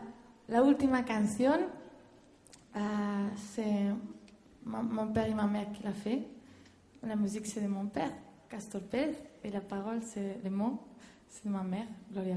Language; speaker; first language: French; non-native, learner; Spanish